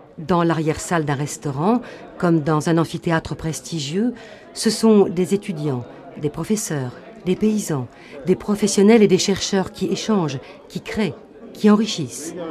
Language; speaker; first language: French; native; French